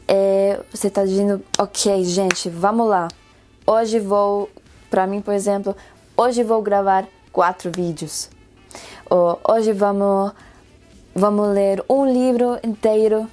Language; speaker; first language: Portuguese; non-native, fluent; Spanish